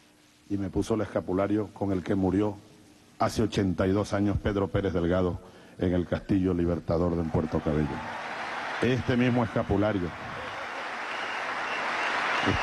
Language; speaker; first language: Spanish; native; Spanish